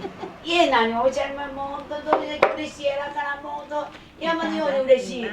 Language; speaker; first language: Japanese; native; Japanese